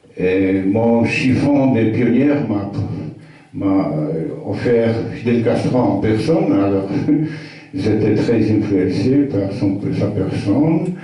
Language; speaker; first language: French; non-native, fluent; Polish